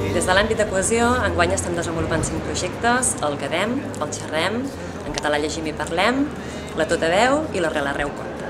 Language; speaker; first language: Catalan; native; Catalan